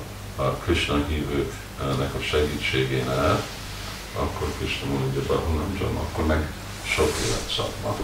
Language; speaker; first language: Hungarian; early bilingual, heritage; Hungarian